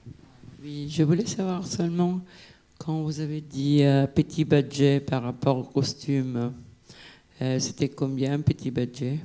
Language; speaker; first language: French; non-native, fluent; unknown